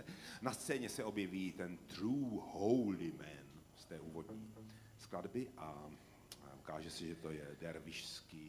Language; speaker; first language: Czech; native; Czech